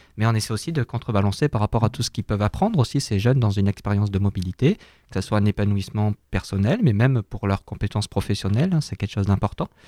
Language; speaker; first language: French; native; French